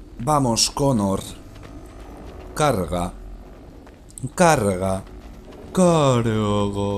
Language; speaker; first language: Spanish; native; Spanish